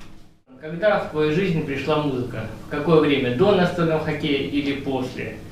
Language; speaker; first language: Russian; native; Russian